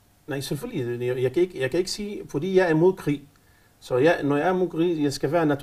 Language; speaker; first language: Danish; non-native, fluent; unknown